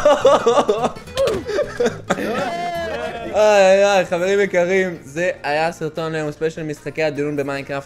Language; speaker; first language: Hebrew; native; Hebrew